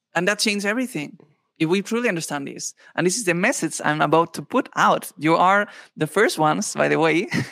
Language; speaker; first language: English; non-native, fluent; Spanish